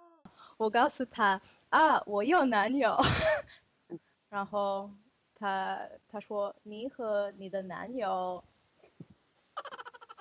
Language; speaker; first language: Chinese; non-native, learner; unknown